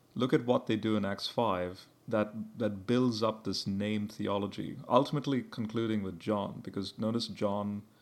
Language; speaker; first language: English; early bilingual, heritage; English